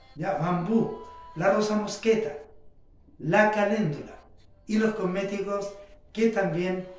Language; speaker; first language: Spanish; native; Spanish